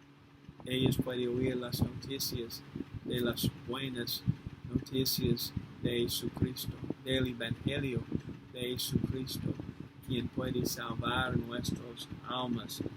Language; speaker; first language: Spanish; non-native, fluent; English